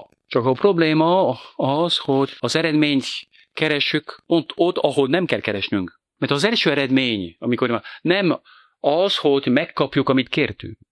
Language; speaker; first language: Hungarian; non-native, fluent; French